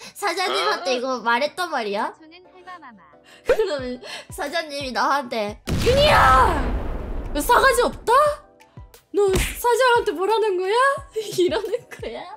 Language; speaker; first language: Korean; non-native, learner; Japanese